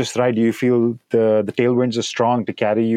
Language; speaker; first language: English; non-native, local second language; Hindi